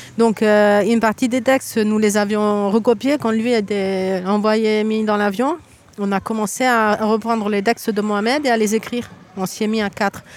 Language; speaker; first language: French; native; French